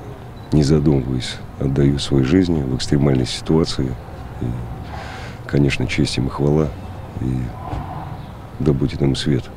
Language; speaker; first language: Russian; native; Russian